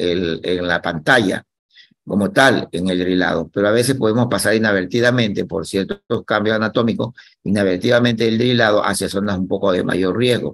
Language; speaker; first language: Spanish; native; Spanish